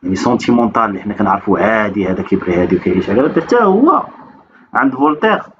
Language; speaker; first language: French; non-native, local second language; Arabic